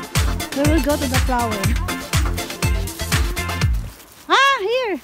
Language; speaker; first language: English; non-native, learner; Filipino